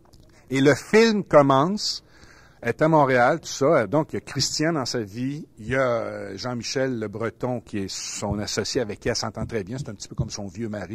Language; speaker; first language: French; native; French